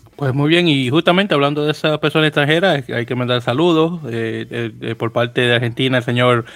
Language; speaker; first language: Spanish; native; Spanish